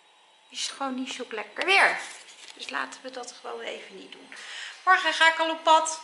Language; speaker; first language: Dutch; native; Dutch